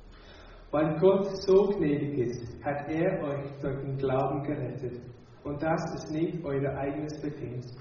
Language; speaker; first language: German; non-native, fluent; English